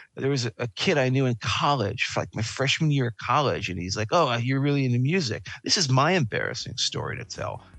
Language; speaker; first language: English; native; English